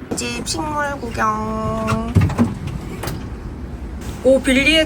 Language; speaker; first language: Korean; native; Korean